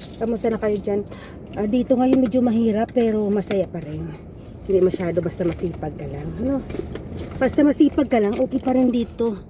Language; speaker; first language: Filipino; non-native, local second language; Hiligaynon